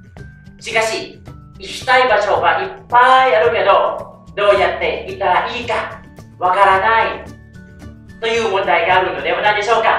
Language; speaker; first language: Japanese; non-native, fluent; Thai